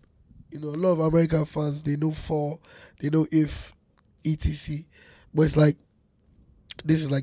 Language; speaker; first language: English; non-native, local second language; Yoruba